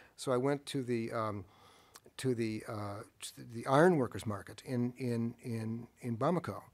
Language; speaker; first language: English; native; English